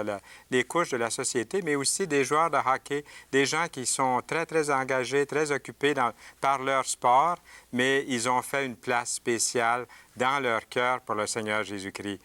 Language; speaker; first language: French; native; French